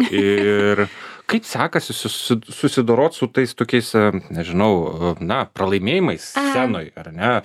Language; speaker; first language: Lithuanian; native; Lithuanian